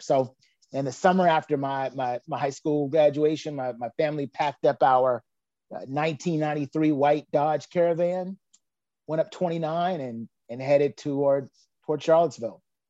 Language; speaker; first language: English; native; English